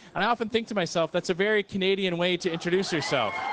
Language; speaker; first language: English; native; English